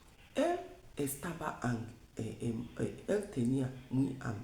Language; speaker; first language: Spanish; non-native, fluent; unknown